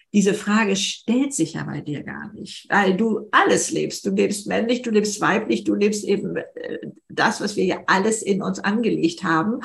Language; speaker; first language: German; native; German